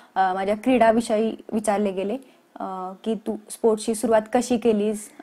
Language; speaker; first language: Marathi; native; Marathi